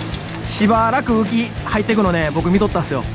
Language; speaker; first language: Japanese; native; Japanese